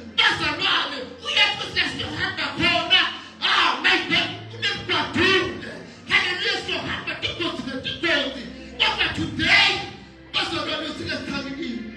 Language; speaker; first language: Zulu; non-native, local second language; Swati